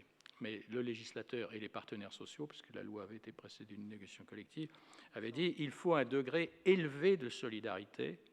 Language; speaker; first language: French; native; French